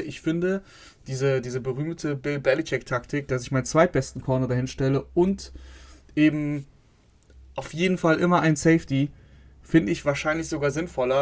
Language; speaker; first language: German; native; German